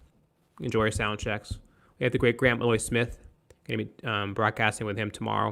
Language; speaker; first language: English; native; English